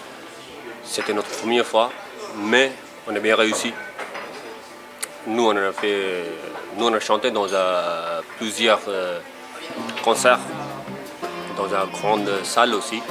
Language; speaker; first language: French; non-native, learner; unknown